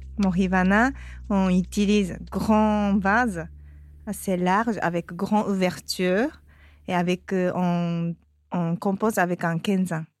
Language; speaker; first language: French; non-native, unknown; Japanese